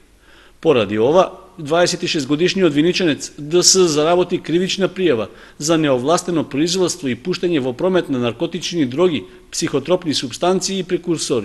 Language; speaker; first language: Macedonian; native; Macedonian